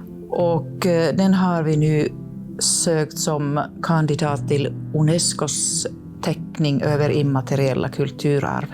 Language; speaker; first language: Swedish; non-native, local second language; Finnish